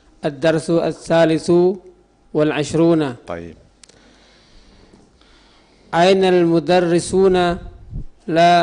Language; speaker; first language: Arabic; non-native, learner; Indonesian